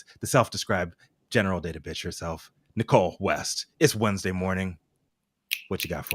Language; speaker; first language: English; native; English